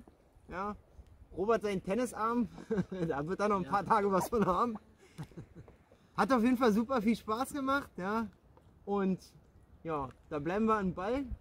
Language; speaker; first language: German; native; German